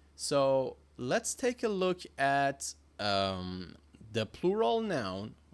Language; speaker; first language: English; non-native, fluent; Persian